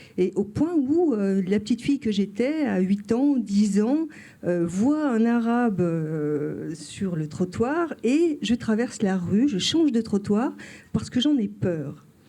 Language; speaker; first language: French; early bilingual, other home language; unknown